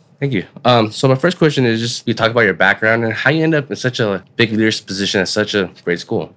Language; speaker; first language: English; native; English